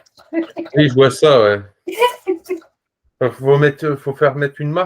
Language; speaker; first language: French; native; French